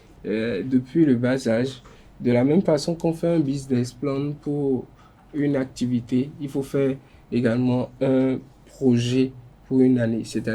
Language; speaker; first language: French; non-native, local second language; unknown